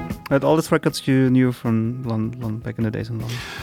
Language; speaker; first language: English; non-native, fluent; German